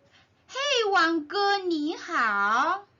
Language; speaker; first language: Chinese; non-native, learner; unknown